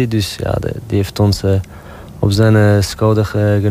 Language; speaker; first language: Dutch; non-native, local second language; French